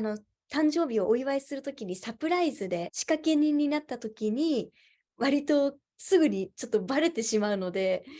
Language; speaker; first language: Japanese; native; Japanese